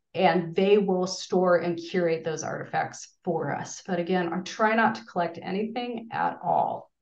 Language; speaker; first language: English; native; English